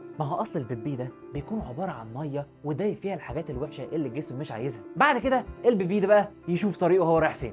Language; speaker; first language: Arabic; native; Arabic